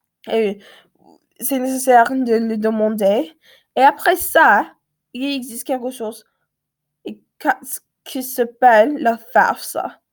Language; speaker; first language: French; non-native, learner; English